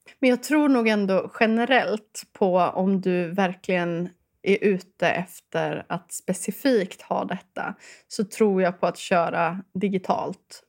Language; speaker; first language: Swedish; native; Swedish